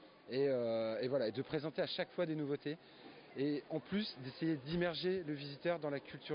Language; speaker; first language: French; native; French